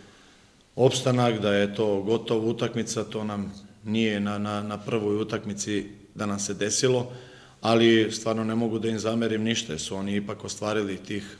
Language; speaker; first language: Serbian; native; Serbian